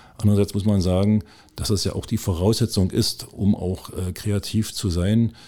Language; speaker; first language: German; native; German